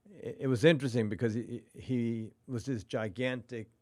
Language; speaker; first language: English; non-native, fluent; Norwegian